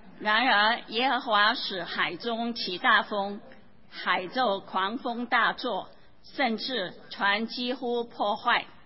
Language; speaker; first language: Chinese; non-native, local second language; Cantonese